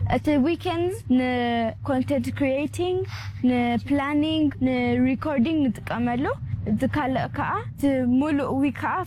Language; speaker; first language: Tigrinya; early bilingual, heritage; Tigrinya